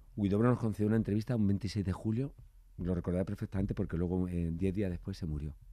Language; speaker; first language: Spanish; native; Spanish